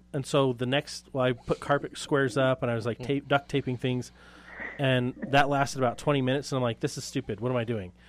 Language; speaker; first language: English; native; English